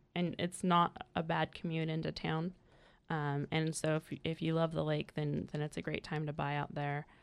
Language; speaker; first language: English; native; English